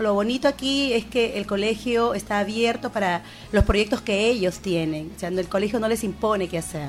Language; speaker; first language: Spanish; native; Spanish